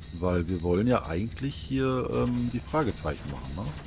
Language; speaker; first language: German; native; German